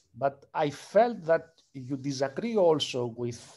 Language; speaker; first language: English; non-native, fluent; Greek